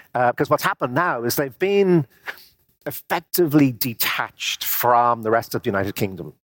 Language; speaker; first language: English; native; English